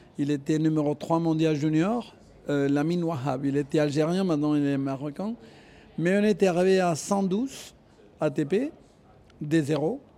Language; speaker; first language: French; non-native, fluent; Spanish